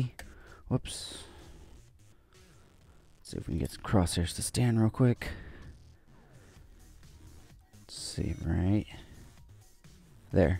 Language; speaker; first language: English; native; English